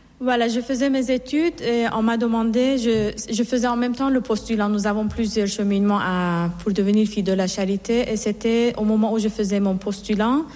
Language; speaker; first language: French; non-native, fluent; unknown